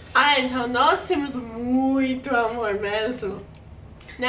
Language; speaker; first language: Portuguese; non-native, fluent; English